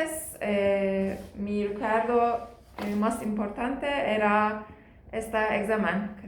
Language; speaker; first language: Spanish; non-native, learner; Turkish